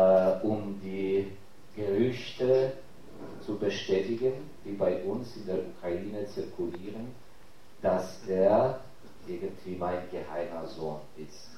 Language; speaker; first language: German; non-native, fluent; Ukrainian